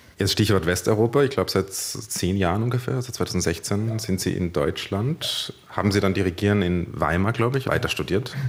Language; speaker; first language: German; native; German